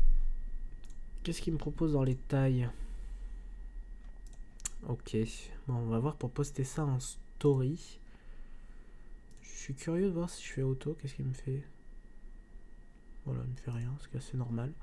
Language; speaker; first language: French; native; French